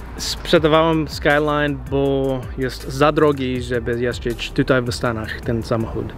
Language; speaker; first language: Polish; non-native, learner; English